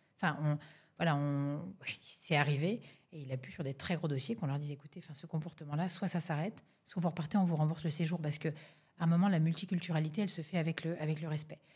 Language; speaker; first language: French; native; French